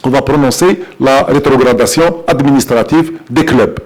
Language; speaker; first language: French; non-native, local second language; Arabic